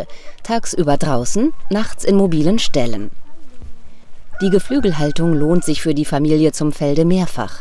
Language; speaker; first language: German; native; German